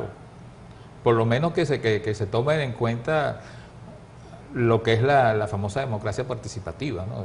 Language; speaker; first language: Spanish; native; Spanish